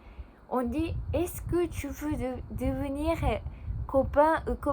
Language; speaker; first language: French; non-native, learner; Japanese